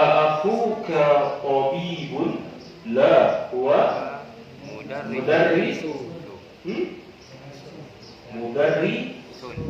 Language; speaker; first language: Arabic; non-native, fluent; Indonesian